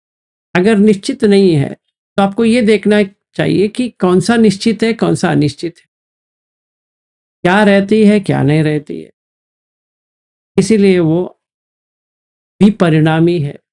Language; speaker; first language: Hindi; native; Hindi